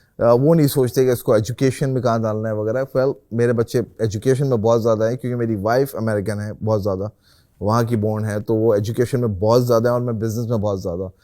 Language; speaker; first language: Urdu; native; Urdu